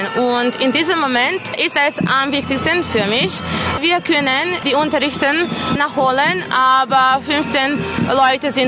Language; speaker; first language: German; non-native, learner; Serbian